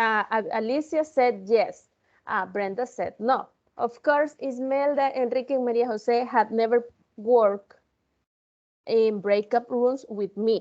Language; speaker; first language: English; non-native, fluent; Spanish